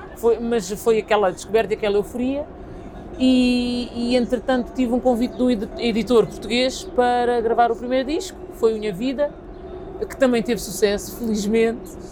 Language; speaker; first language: Portuguese; early bilingual, other home language; Kabuverdianu